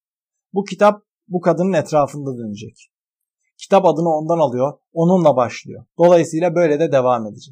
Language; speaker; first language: Turkish; native; Turkish